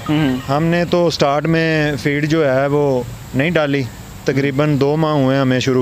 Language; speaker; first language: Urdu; non-native, local second language; Punjabi